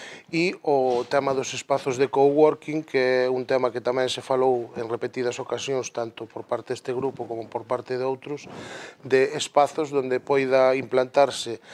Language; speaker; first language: Galician; native; Galician